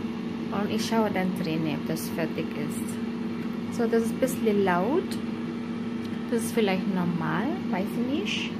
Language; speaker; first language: German; non-native, learner; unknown